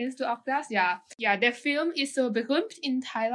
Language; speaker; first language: German; non-native, fluent; Thai